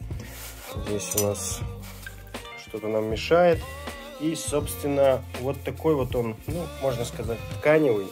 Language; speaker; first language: Russian; native; Russian